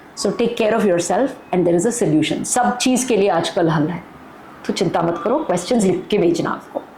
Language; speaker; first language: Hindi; non-native, local second language; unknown